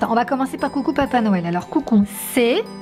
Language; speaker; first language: French; native; French